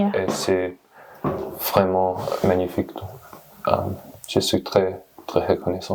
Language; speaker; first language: French; non-native, learner; English